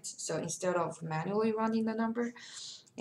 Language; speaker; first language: English; non-native, fluent; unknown